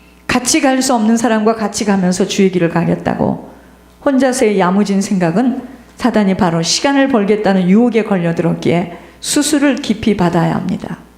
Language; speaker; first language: Korean; native; Korean